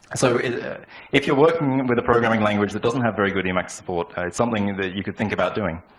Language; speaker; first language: English; native; English